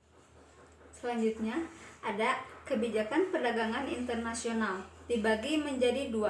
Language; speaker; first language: Indonesian; native; Indonesian